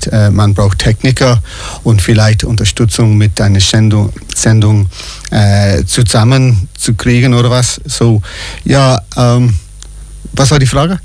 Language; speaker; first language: German; non-native, fluent; English